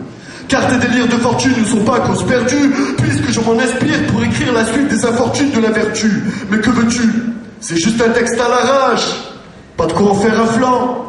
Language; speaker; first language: French; native; French